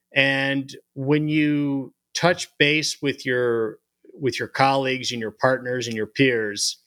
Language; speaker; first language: English; native; English